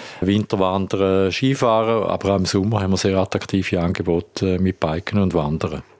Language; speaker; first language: German; native; German